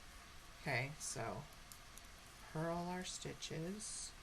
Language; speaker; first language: English; native; English